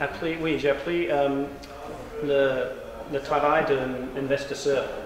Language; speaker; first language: French; non-native, learner; English